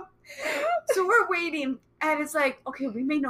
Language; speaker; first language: English; native; English